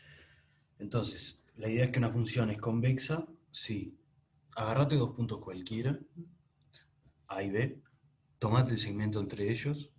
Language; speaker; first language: Spanish; native; Spanish